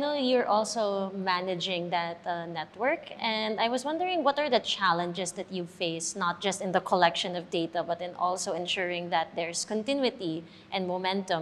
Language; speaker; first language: English; non-native, local second language; Filipino